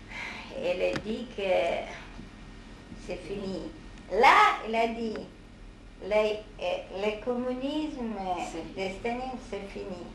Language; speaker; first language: French; non-native, fluent; Hungarian